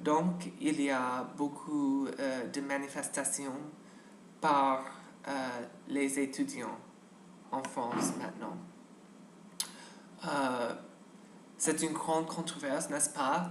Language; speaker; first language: French; non-native, learner; English